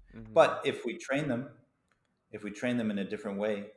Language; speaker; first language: English; native; English